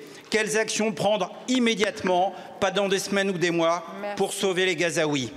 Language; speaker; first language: French; native; French